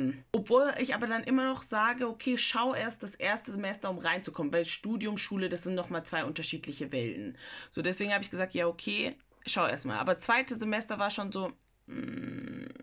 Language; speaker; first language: German; early bilingual, other home language; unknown